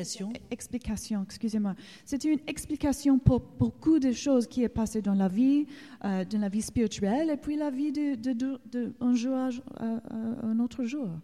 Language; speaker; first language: French; non-native, learner; English